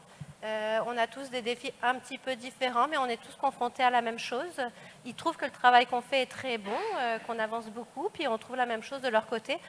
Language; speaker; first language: French; native; French